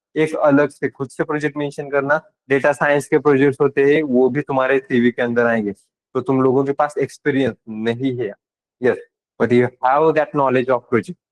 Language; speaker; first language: Hindi; non-native, local second language; Marathi